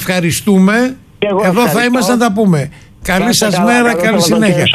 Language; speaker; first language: Greek; native; Greek